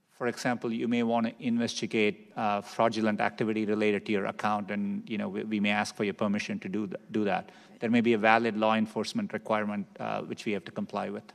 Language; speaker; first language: English; non-native, local second language; Tamil